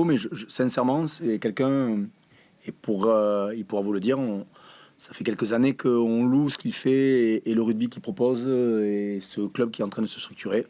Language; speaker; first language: French; native; French